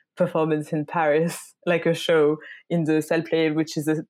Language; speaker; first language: English; non-native, fluent; French